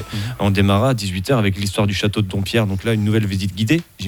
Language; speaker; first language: French; native; French